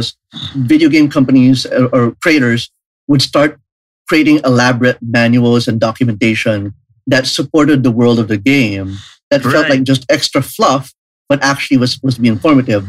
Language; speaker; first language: English; non-native, local second language; Filipino